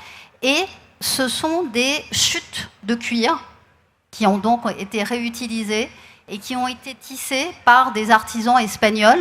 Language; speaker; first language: French; native; French